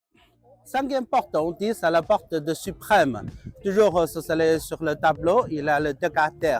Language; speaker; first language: French; non-native, learner; Chinese